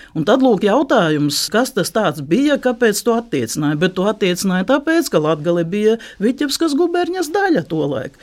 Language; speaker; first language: Latvian; native; Latvian